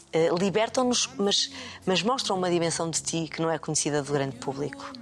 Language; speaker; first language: Portuguese; native; Portuguese